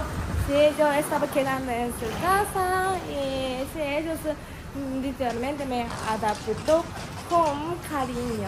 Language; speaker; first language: Spanish; non-native, fluent; Japanese